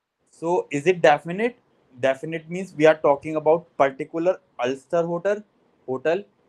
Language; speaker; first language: English; non-native, local second language; Hindi